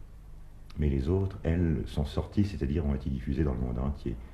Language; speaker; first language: French; native; French